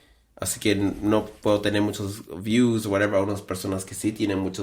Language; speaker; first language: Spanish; early bilingual, heritage; Spanish